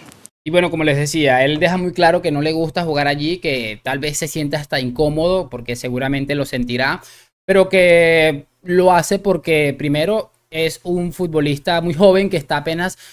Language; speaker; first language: Spanish; native; Spanish